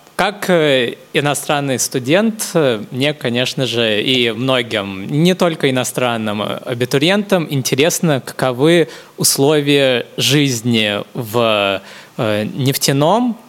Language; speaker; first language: Russian; non-native, fluent; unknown